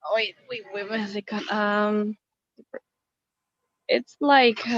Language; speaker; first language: English; non-native, fluent; Spanish